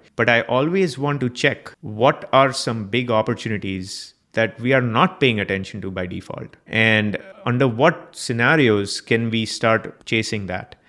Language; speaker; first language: English; non-native, local second language; Gujarati